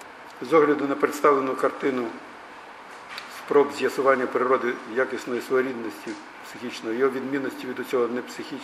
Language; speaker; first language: Ukrainian; native; Ukrainian